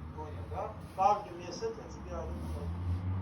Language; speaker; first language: Russian; non-native, learner; Tajik